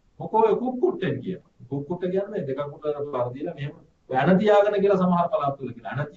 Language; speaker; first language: Sinhala; native; Sinhala